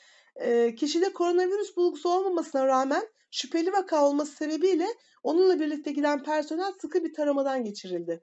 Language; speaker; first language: Turkish; native; Turkish